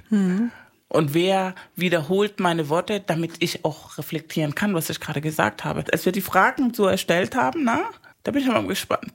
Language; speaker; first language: German; non-native, fluent; Spanish